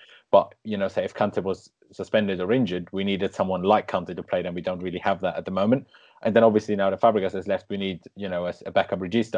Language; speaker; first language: English; native; English